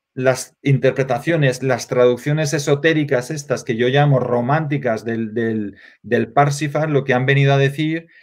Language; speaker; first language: Spanish; native; Spanish